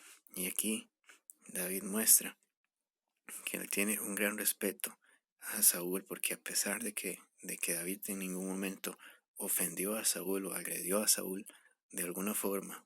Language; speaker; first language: Spanish; native; Spanish